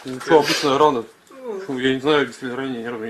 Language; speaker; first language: Russian; native; Russian